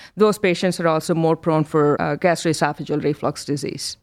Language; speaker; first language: English; non-native, local second language; Telugu